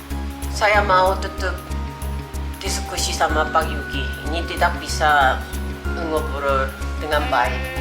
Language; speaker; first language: Indonesian; non-native, learner; Korean